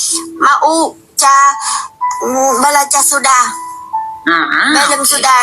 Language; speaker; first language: Indonesian; non-native, learner; Vietnamese